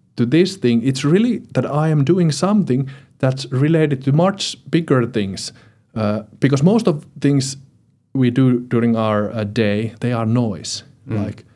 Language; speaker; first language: English; non-native, fluent; Finnish